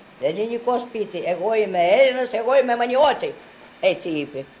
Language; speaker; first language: Greek; early bilingual, heritage; Greek